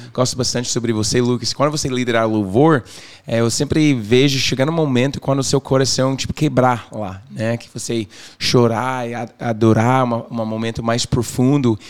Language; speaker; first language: Portuguese; non-native, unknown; English